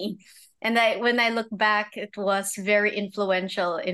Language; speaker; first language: English; native; English